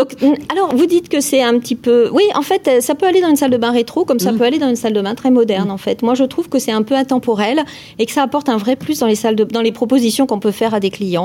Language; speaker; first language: French; native; French